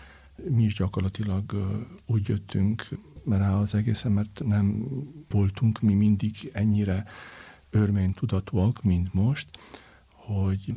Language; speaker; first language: Hungarian; native; Hungarian